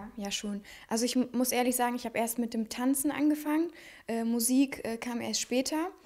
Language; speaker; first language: German; native; German